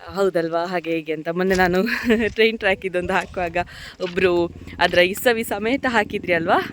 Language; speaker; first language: Kannada; non-native, local second language; Tulu